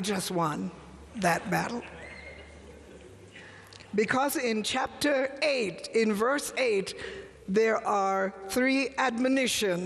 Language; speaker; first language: English; native; English